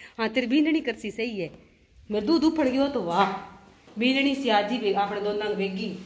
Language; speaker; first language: Hindi; native; Hindi